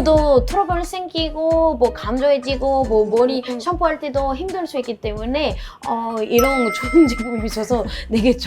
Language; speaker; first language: Korean; non-native, fluent; French